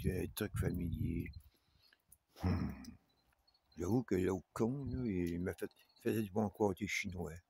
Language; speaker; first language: French; native; French